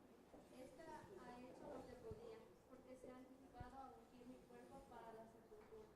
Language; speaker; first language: Spanish; native; Spanish